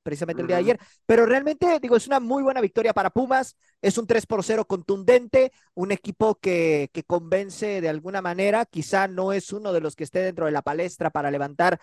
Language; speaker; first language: Spanish; native; Spanish